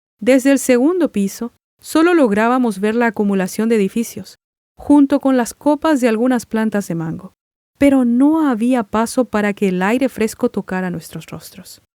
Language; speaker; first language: Spanish; non-native, local second language; Guarani